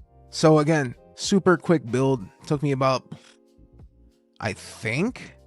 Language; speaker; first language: English; native; English